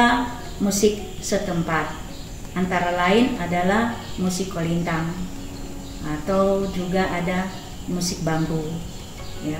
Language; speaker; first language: Indonesian; native; Indonesian